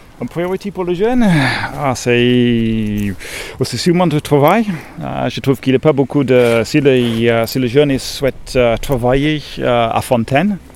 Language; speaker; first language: French; non-native, fluent; English